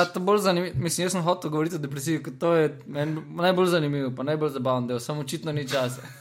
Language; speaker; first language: Slovenian; native; Slovenian